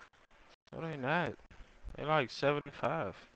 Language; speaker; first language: English; native; English